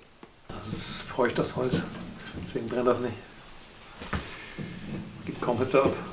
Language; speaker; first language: German; native; German